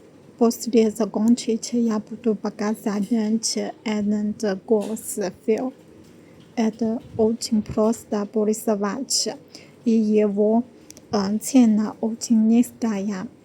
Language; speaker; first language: Russian; non-native, learner; Chinese